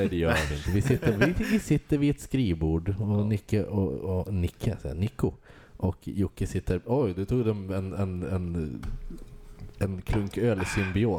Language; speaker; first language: Swedish; native; Swedish